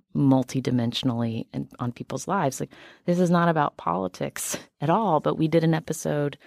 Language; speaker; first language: English; native; English